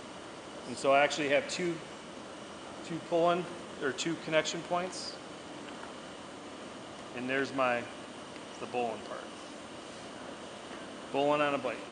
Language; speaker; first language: English; native; English